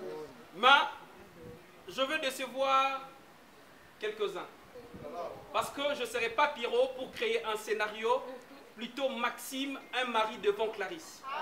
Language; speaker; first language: French; non-native, local second language; Lingala